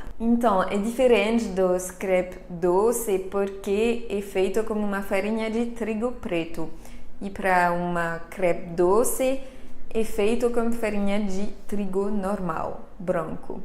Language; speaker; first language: Portuguese; non-native, fluent; French